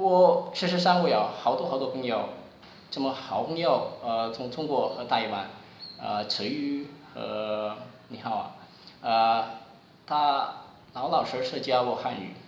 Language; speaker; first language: Chinese; non-native, learner; Indonesian